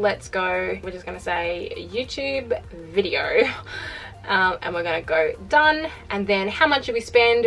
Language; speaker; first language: English; native; English